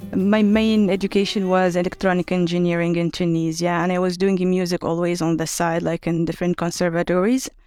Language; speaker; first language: English; non-native, fluent; Arabic